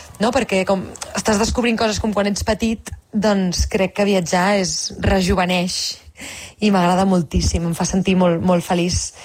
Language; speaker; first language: Catalan; native; Catalan